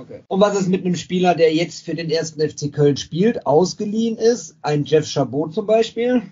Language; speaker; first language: German; native; German